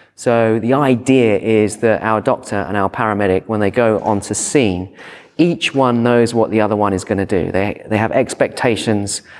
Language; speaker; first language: English; native; English